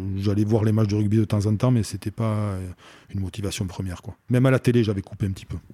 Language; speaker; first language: French; native; French